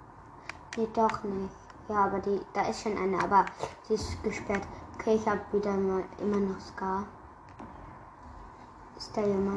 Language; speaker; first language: German; native; German